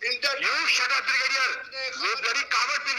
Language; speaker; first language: Hindi; native; Hindi